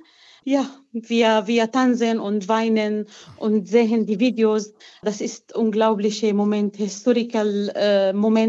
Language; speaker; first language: German; non-native, fluent; Arabic